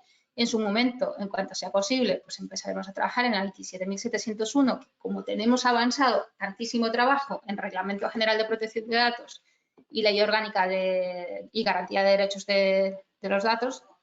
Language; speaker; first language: Spanish; native; Spanish